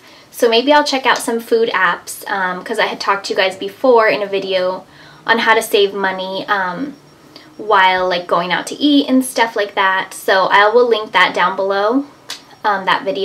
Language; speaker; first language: English; native; English